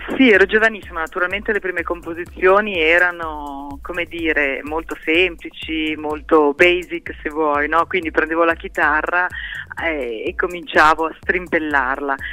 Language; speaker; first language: Italian; early bilingual, heritage; Italian